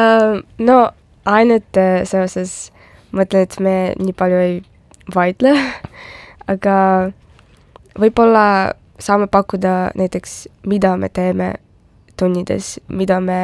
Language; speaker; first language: Estonian; non-native, local second language; Russian